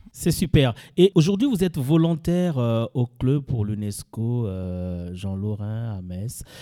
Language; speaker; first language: French; native; French